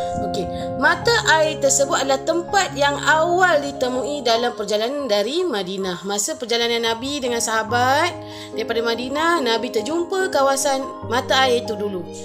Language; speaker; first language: Malay; native; Malay